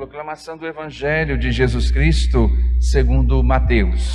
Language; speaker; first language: Portuguese; native; Portuguese